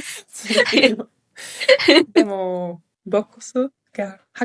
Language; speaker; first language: Japanese; non-native, learner; Italian